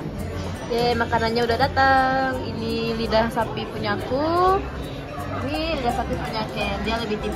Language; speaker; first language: Indonesian; native; Indonesian